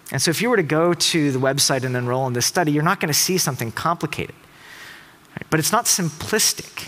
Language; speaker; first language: English; native; English